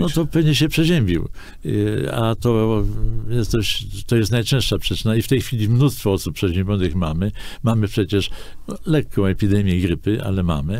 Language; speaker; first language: Polish; native; Polish